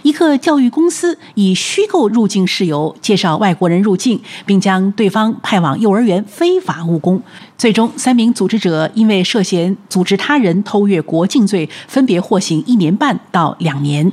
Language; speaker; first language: Chinese; native; Chinese